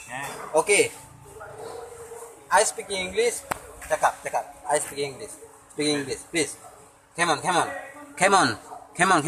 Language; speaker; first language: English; non-native, learner; Achinese